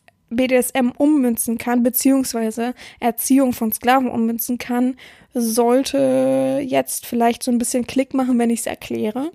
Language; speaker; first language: German; native; German